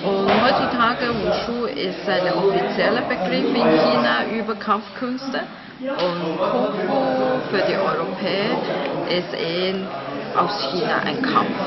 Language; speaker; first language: German; non-native, fluent; Chinese